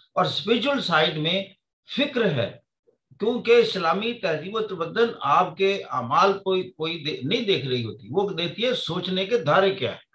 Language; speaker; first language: Urdu; non-native, local second language; Punjabi